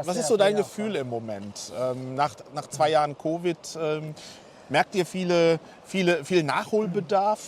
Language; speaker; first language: German; native; German